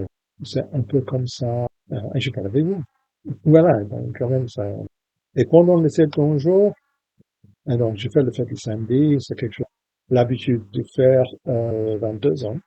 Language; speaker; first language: French; non-native, fluent; English